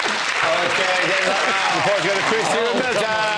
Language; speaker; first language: English; native; English